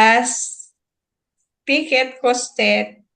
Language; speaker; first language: German; non-native, learner; Filipino